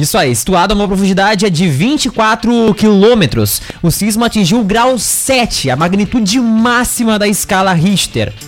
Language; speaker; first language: Portuguese; native; Portuguese